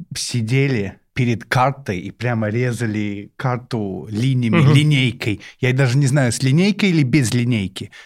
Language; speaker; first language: Russian; non-native, fluent; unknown